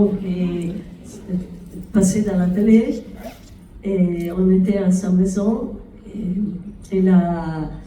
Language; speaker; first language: French; non-native, learner; Italian